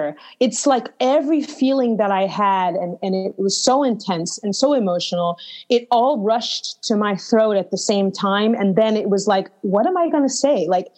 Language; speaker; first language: English; native; English